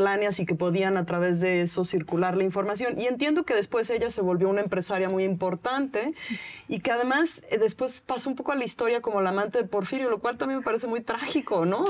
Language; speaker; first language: Spanish; native; Spanish